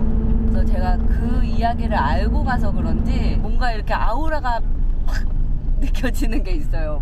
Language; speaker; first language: Korean; native; Korean